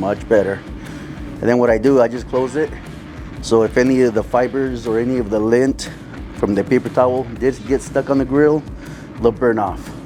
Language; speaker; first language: English; native; English